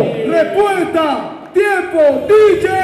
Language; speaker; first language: Spanish; native; Spanish